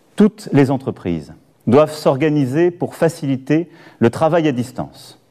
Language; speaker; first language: French; native; French